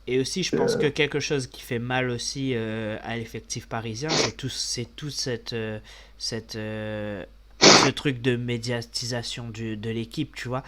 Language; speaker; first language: French; native; French